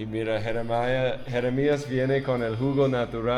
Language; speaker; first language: Spanish; non-native, fluent; English